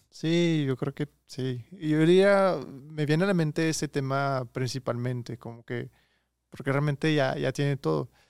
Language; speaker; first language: Spanish; non-native, fluent; French